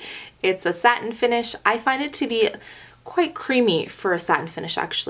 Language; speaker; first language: English; native; English